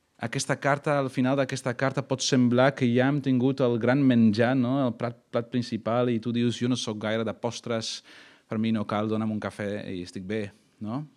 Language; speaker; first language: Catalan; non-native, fluent; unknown